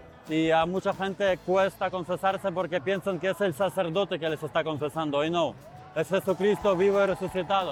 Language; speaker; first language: Spanish; non-native, fluent; Ukrainian